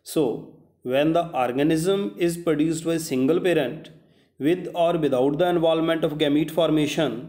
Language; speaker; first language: English; non-native, local second language; Punjabi